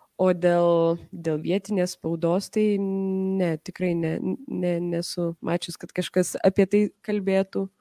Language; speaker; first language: Lithuanian; early bilingual, heritage; Lithuanian